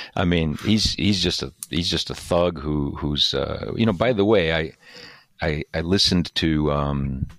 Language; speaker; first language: English; native; English